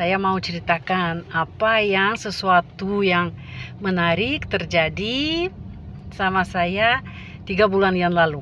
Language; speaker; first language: Indonesian; non-native, fluent; Russian